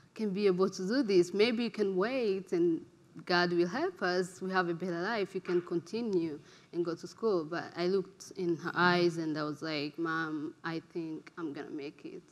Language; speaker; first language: English; non-native, local second language; Kinyarwanda